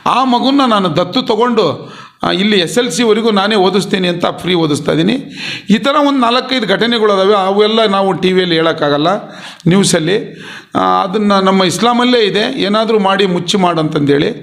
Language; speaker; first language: Kannada; non-native, local second language; Urdu